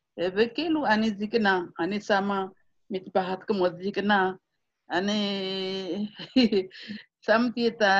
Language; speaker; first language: Hebrew; non-native, fluent; Amharic